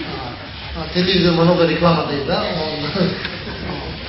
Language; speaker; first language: Russian; non-native, learner; Tibetan